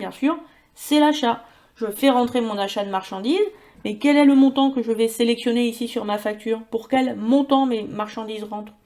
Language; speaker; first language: French; native; French